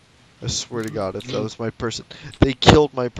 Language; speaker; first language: English; native; English